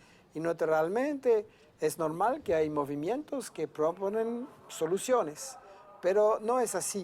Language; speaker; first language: Spanish; non-native, fluent; French